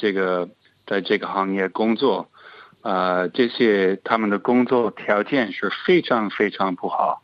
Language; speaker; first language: Chinese; non-native, fluent; English